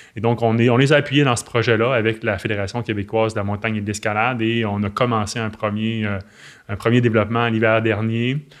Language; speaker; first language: French; native; French